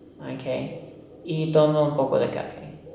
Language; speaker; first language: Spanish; non-native, fluent; English